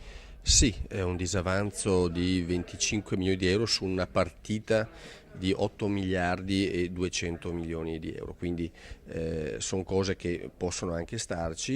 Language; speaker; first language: Italian; native; Italian